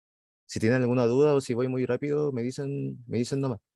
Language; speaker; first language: Spanish; native; Spanish